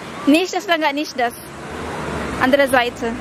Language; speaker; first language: German; non-native, learner; Filipino